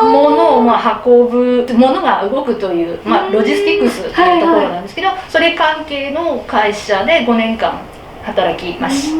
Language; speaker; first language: Japanese; native; Japanese